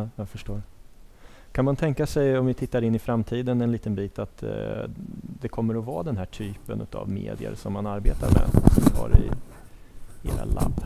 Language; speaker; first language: Swedish; native; Swedish